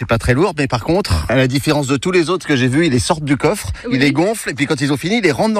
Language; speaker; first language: French; native; French